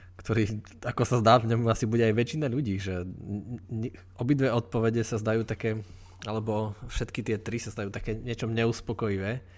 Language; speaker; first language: Slovak; native; Slovak